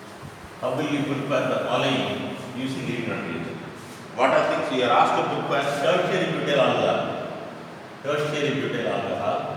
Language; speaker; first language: English; non-native, local second language; Tamil